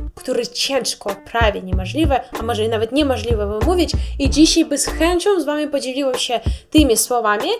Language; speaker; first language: Polish; non-native, learner; Russian